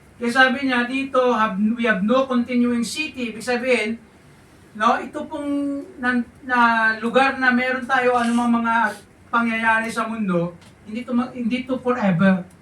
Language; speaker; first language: Filipino; non-native, local second language; Hiligaynon